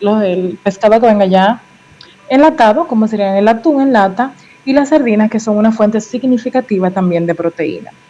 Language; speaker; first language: Spanish; native; Spanish